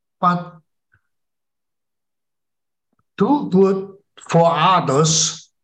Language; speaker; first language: English; non-native, learner; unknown